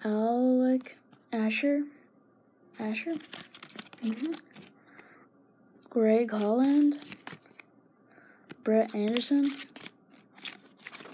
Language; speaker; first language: English; native; English